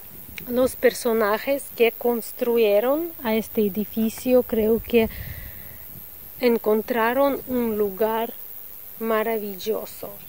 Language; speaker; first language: Spanish; non-native, fluent; Russian